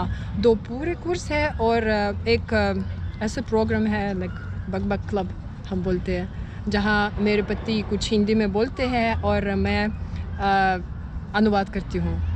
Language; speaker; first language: Hindi; non-native, fluent; Russian